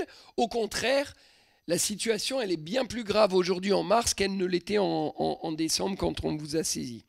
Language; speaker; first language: French; native; French